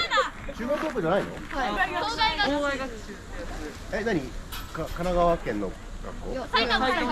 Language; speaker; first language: Japanese; early bilingual, other home language; English